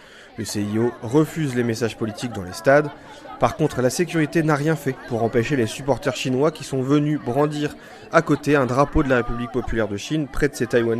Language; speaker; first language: French; native; French